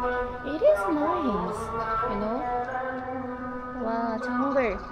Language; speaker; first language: English; non-native, learner; Korean